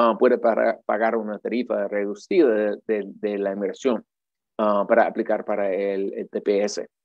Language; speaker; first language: Spanish; non-native, fluent; English